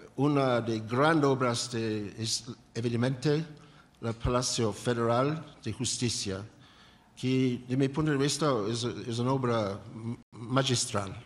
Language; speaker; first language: Spanish; non-native, learner; English